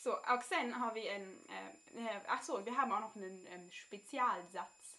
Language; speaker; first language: Swedish; non-native, learner; German